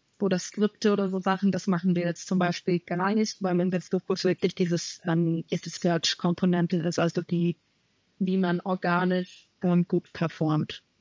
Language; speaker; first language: German; native; German